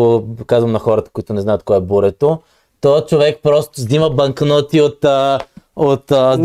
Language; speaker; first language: Bulgarian; native; Bulgarian